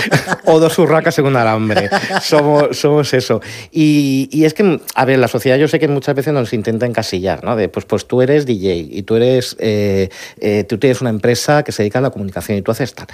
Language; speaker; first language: Spanish; native; Spanish